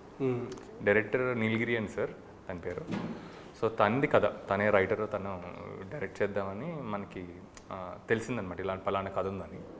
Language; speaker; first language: Telugu; native; Telugu